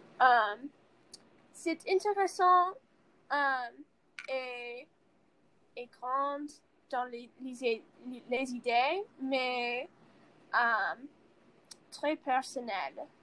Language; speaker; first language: French; non-native, learner; English